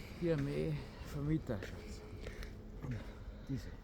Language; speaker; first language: German; non-native, learner; Thai